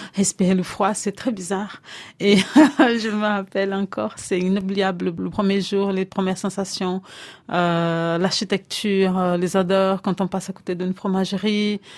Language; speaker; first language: French; non-native, fluent; Portuguese